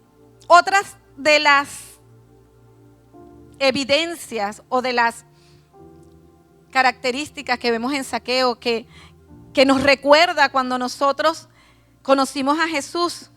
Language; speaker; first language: Spanish; native; Spanish